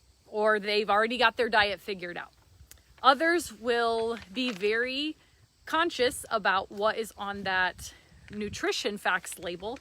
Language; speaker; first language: English; native; English